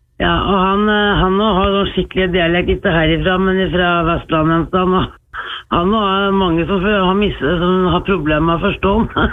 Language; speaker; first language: Norwegian; native; Norwegian